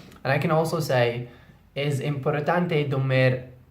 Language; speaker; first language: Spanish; non-native, learner; English